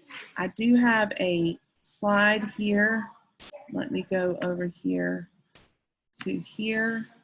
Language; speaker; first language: English; native; English